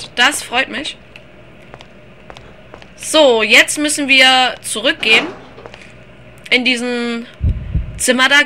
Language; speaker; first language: German; native; German